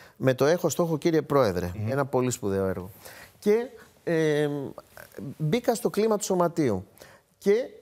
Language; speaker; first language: Greek; native; Greek